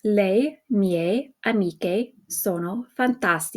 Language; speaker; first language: Italian; non-native, fluent; English